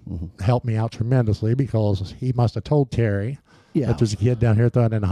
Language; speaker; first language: English; native; English